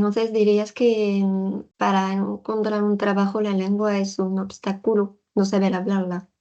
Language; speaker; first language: Spanish; non-native, fluent; French